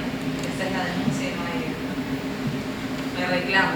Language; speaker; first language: Spanish; native; Spanish